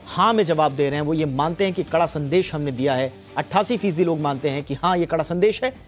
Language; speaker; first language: Hindi; native; Hindi